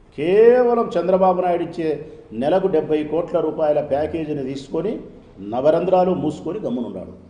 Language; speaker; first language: Telugu; native; Telugu